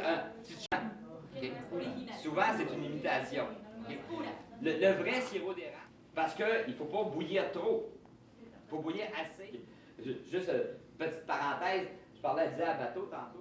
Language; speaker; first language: French; native; French